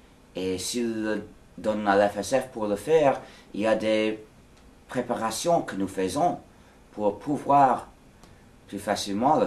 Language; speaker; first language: French; non-native, fluent; English